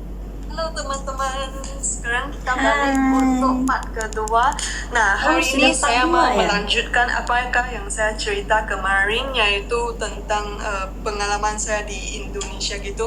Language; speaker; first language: Indonesian; non-native, fluent; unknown